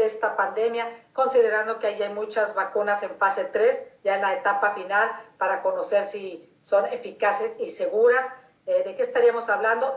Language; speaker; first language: Spanish; native; Spanish